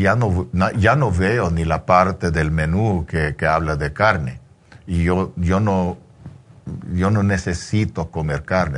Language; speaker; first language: Spanish; early bilingual, heritage; English